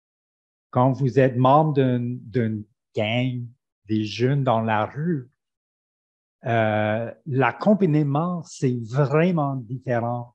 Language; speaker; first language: French; non-native, fluent; English